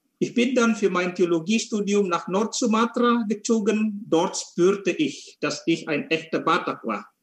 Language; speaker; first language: German; non-native, fluent; Indonesian